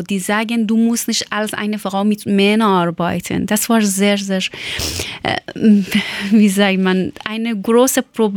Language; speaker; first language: German; non-native, learner; Persian